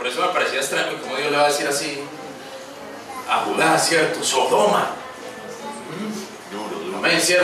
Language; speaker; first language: Spanish; native; Spanish